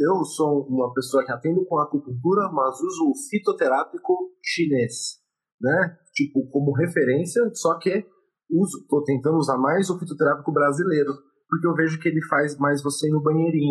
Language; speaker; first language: Portuguese; native; Portuguese